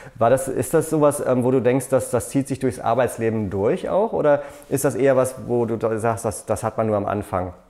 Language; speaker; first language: German; native; German